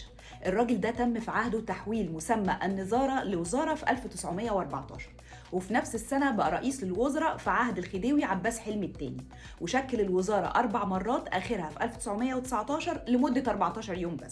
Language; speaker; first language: Arabic; native; Arabic